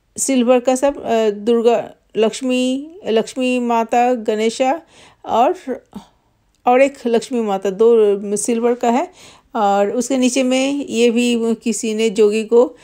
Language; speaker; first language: Hindi; non-native, local second language; Bangla